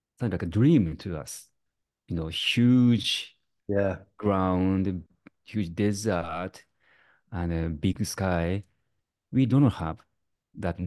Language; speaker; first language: English; non-native, learner; Japanese